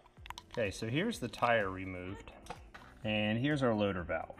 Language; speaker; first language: English; native; English